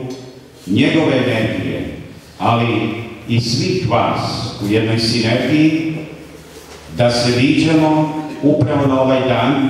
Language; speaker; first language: Croatian; native; Croatian